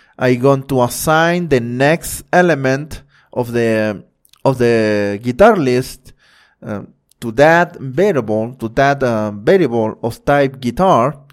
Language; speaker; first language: English; non-native, fluent; Spanish